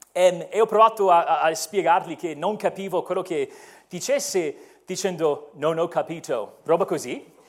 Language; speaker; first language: Italian; non-native, fluent; English